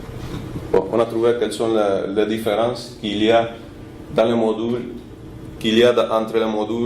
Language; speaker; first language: French; non-native, fluent; Spanish